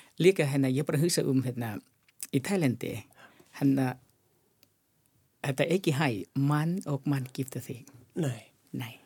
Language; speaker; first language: Icelandic; non-native, learner; Thai